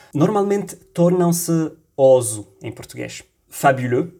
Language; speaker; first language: Portuguese; non-native, fluent; Arabic